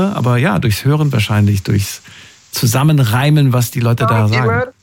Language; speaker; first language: German; native; German